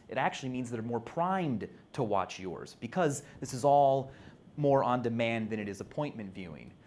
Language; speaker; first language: English; native; English